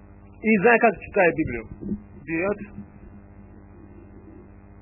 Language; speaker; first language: Russian; non-native, fluent; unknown